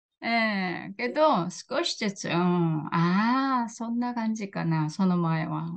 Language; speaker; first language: Japanese; non-native, fluent; Korean